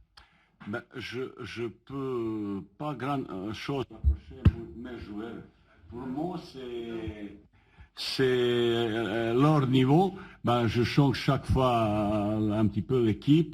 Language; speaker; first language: French; non-native, fluent; Bosnian